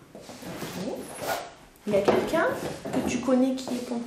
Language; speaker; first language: French; native; French